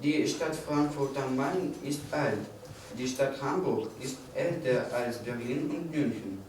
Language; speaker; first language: German; non-native, learner; Russian